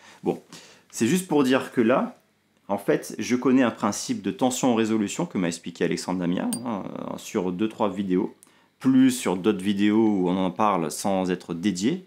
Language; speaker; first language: French; native; French